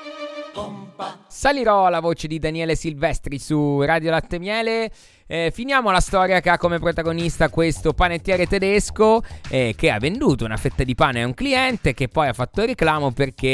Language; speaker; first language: Italian; native; Italian